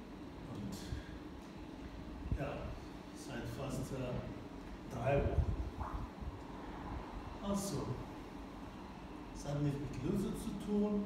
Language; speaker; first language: German; non-native, fluent; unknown